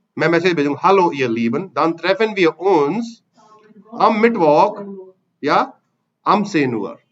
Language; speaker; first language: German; non-native, fluent; Hindi